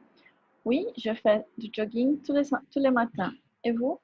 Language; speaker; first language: French; non-native, fluent; Portuguese